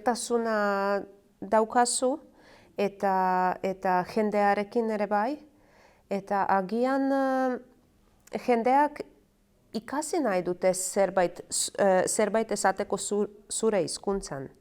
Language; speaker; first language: Basque; non-native, learner; Croatian